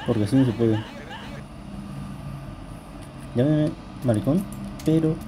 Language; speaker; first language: Spanish; native; Spanish